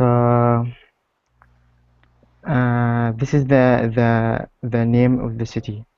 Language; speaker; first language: English; non-native, learner; Arabic